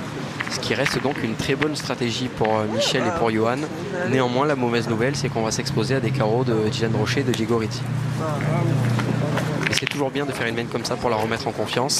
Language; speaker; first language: French; native; French